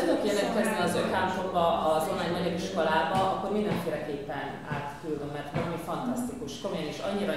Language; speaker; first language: Hungarian; early bilingual, heritage; Hungarian